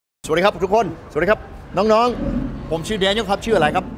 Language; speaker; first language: Thai; non-native, fluent; English